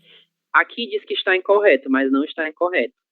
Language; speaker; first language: Portuguese; non-native, fluent; Spanish